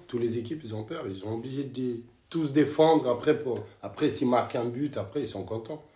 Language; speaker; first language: French; non-native, fluent; Kabuverdianu